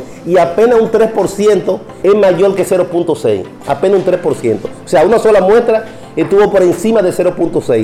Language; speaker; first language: Spanish; native; Spanish